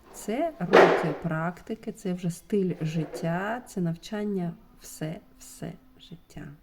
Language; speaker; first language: Ukrainian; non-native, local second language; Russian